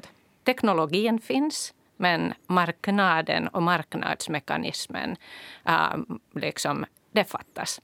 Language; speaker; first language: Swedish; non-native, local second language; Finnish